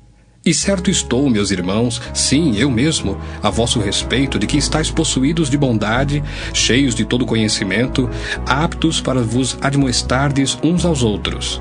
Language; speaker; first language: Portuguese; native; Portuguese